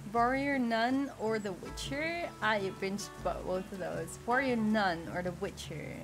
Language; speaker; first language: English; non-native, fluent; Dutch